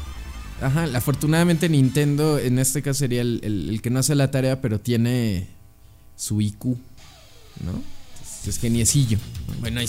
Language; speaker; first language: Spanish; native; Spanish